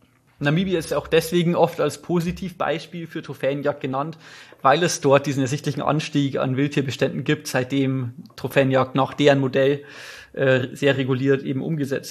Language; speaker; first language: German; native; German